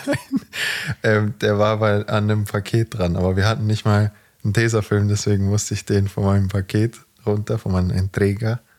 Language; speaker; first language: German; native; German